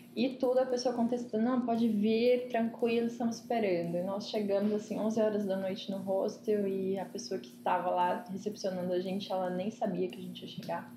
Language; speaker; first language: Portuguese; native; Portuguese